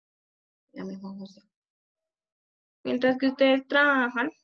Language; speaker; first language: Spanish; native; Spanish